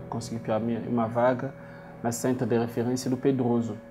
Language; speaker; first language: Portuguese; non-native, learner; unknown